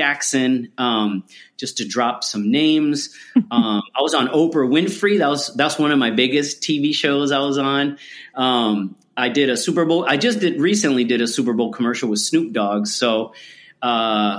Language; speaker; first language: English; early bilingual, other home language; Spanish